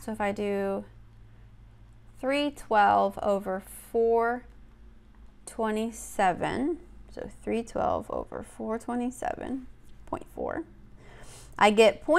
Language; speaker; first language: English; native; English